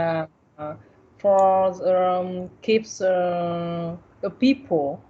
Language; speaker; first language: English; non-native, learner; Vietnamese